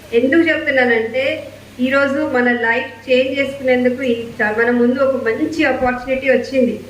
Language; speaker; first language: Telugu; native; Telugu